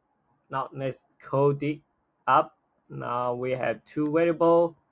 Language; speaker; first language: English; non-native, fluent; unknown